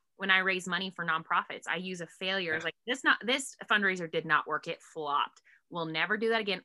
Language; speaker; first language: English; native; English